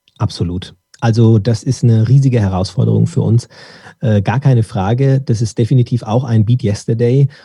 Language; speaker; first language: German; early bilingual, other home language; Turkish